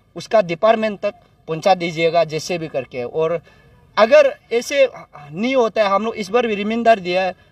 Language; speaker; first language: Hindi; non-native, local second language; Nyishi